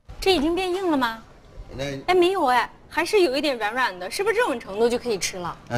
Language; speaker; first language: Chinese; native; Chinese